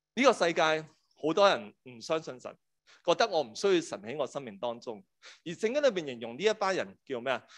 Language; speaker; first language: Cantonese; native; Cantonese